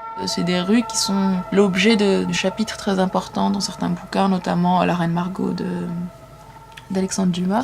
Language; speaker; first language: French; non-native, local second language; Arabic